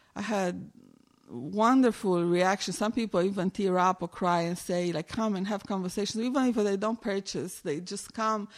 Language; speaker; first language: English; non-native, fluent; Romanian